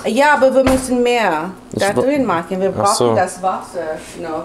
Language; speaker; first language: German; non-native, learner; English